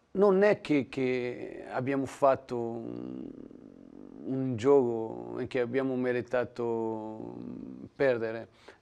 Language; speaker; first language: Italian; non-native, learner; Portuguese